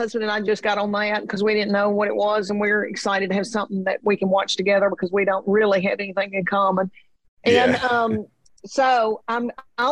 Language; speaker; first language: English; native; English